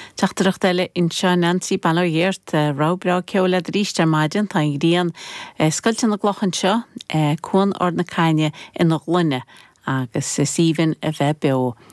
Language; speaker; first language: Irish; native; Irish